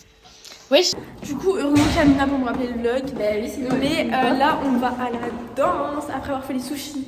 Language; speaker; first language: French; native; French